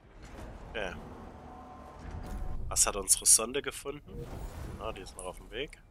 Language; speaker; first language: German; native; German